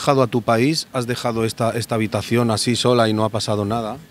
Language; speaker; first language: Spanish; native; Spanish